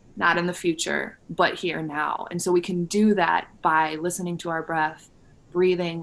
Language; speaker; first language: English; native; English